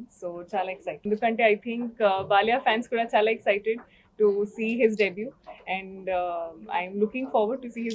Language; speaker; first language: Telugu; non-native, learner; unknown